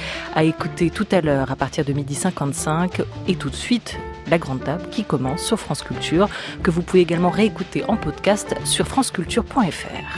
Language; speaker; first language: French; native; French